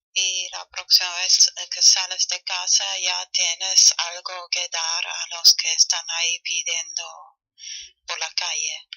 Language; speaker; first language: Spanish; non-native, learner; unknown